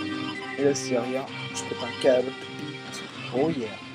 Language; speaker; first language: French; native; French